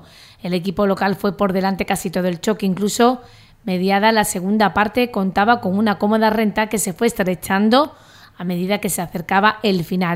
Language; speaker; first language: Spanish; native; Spanish